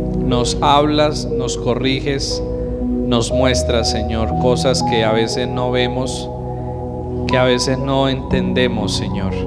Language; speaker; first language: Spanish; native; Spanish